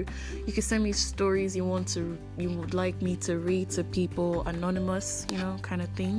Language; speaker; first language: English; non-native, local second language; Igbo